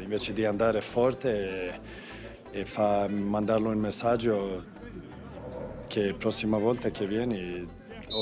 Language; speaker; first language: Italian; non-native, fluent; Swedish